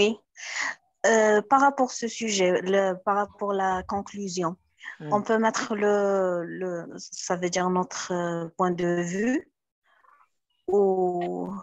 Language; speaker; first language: French; non-native, learner; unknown